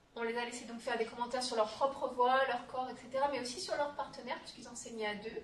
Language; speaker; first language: French; native; French